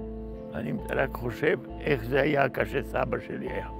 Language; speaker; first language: Hebrew; non-native, fluent; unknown